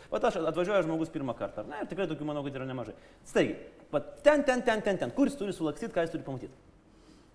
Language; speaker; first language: Lithuanian; native; Lithuanian